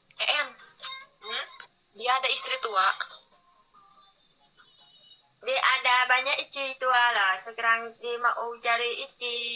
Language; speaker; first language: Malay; non-native, learner; Vietnamese